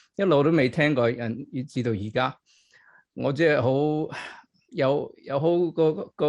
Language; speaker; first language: Cantonese; early bilingual, other home language; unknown